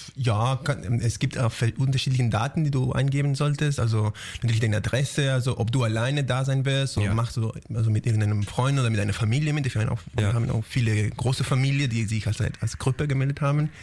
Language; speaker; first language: German; non-native, fluent; Spanish